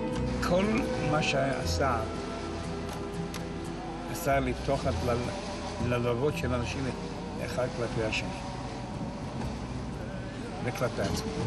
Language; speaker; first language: Hebrew; non-native, fluent; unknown